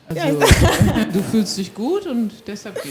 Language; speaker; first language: German; native; German